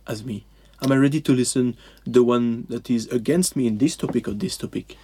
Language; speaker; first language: English; non-native, fluent; French